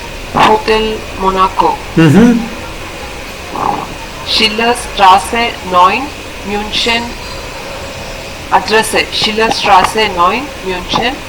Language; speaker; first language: German; non-native, learner; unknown